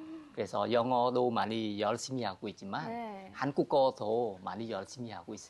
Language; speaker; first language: Korean; non-native, fluent; Khmer